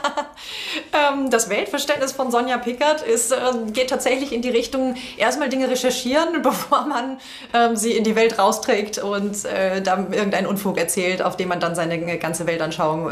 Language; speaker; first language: German; native; German